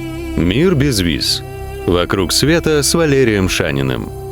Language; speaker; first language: Russian; native; Russian